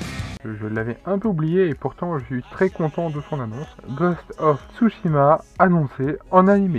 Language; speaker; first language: French; native; French